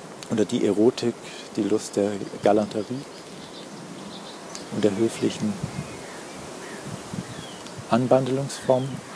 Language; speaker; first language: German; native; German